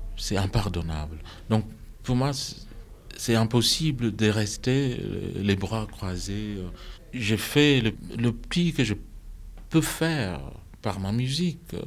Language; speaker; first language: French; non-native, fluent; Acoli